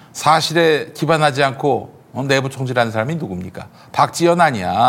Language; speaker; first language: Korean; native; Korean